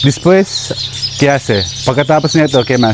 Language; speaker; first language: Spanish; non-native, learner; Filipino